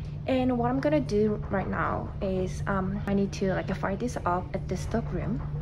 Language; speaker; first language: English; non-native, fluent; Korean